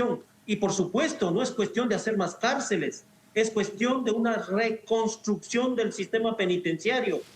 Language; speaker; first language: Spanish; native; Spanish